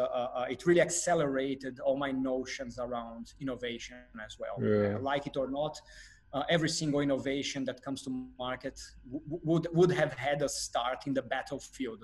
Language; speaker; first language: English; non-native, fluent; Portuguese